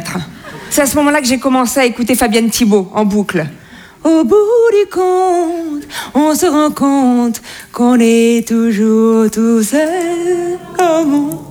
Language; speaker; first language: French; native; French